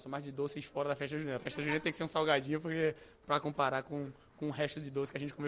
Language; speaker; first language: Portuguese; native; Portuguese